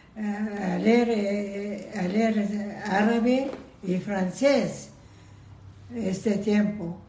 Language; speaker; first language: Spanish; non-native, learner; Persian